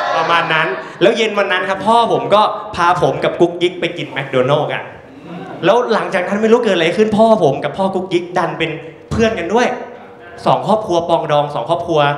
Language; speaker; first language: Thai; native; Thai